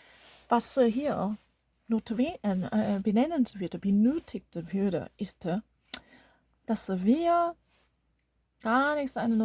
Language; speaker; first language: German; non-native, learner; Korean